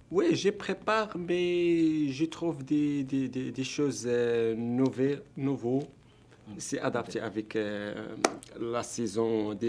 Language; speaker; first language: French; non-native, learner; Arabic